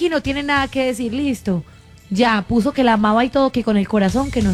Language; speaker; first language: Spanish; native; Spanish